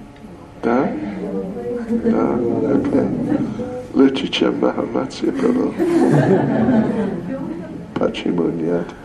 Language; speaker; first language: Russian; non-native, learner; English